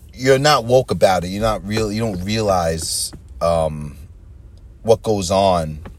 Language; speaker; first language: English; native; English